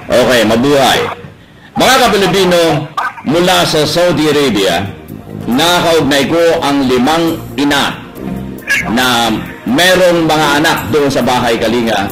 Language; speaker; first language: Filipino; native; Filipino